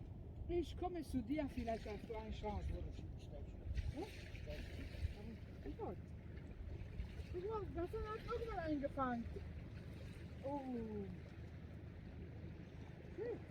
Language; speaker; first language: German; non-native, learner; Arabic